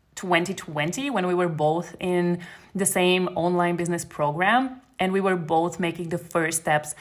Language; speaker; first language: English; non-native, fluent; Bulgarian